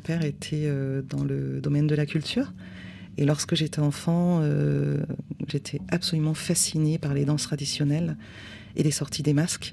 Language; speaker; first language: French; native; French